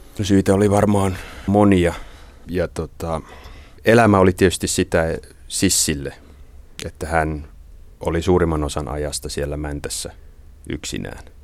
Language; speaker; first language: Finnish; native; Finnish